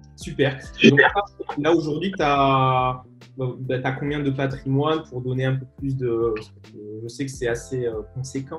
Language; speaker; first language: French; native; French